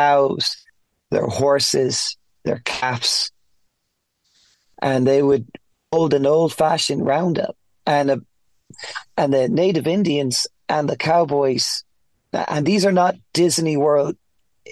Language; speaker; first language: English; native; English